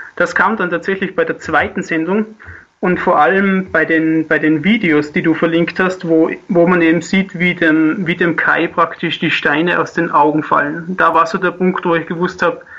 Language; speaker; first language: German; native; German